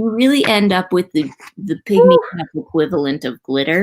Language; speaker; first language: English; native; English